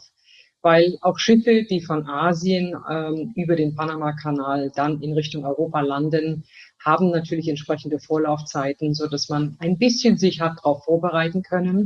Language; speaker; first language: German; native; German